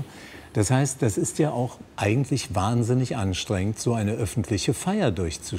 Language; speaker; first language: German; native; German